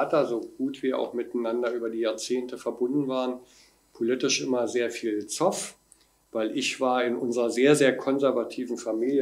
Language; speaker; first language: German; native; German